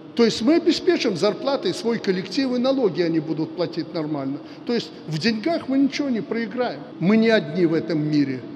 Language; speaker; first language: Russian; non-native, local second language; Belarusian